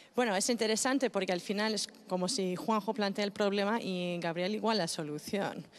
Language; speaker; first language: Spanish; non-native, fluent; Greek